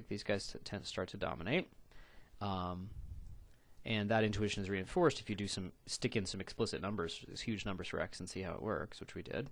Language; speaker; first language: English; native; English